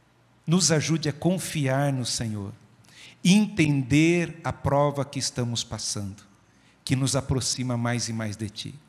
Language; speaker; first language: Portuguese; native; Portuguese